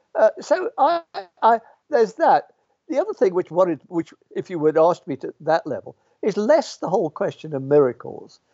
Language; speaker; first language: English; native; English